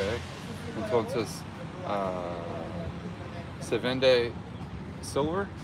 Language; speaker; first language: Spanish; non-native, learner; English